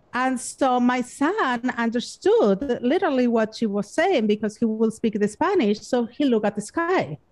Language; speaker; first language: English; non-native, fluent; Spanish